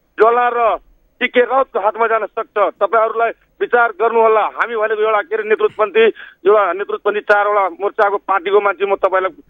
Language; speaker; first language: Nepali; native; Nepali